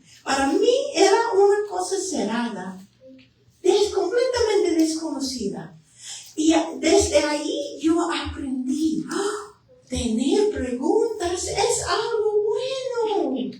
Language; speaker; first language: Spanish; non-native, fluent; English